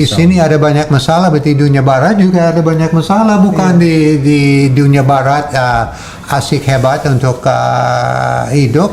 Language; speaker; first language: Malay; non-native, fluent; English